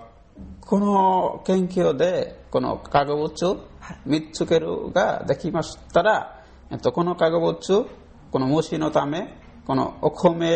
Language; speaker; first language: Japanese; non-native, learner; Bangla